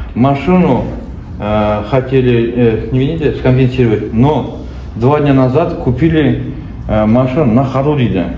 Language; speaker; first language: Russian; non-native, local second language; Kazakh